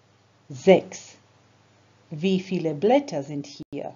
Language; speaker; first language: German; non-native, fluent; Croatian